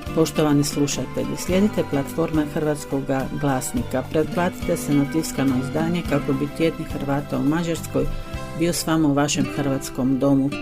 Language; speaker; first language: Bosnian; early bilingual, heritage; Croatian